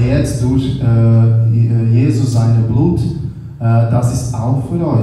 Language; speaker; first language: German; non-native, learner; Portuguese